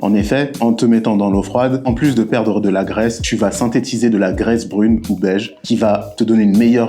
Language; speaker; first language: French; native; French